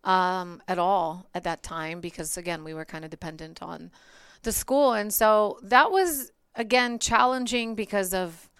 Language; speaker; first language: English; early bilingual, other home language; Bulgarian